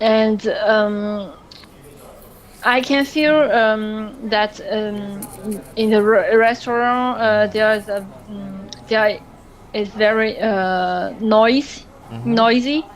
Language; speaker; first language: English; non-native, learner; French